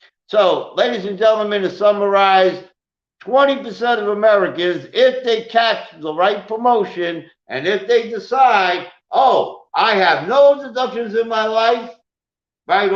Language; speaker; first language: English; native; English